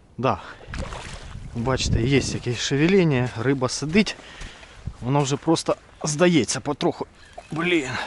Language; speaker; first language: Ukrainian; native; Ukrainian